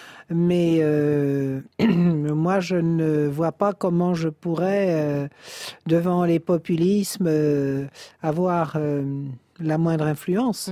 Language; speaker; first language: French; native; French